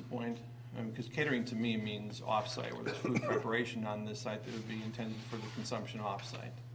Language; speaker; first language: English; native; English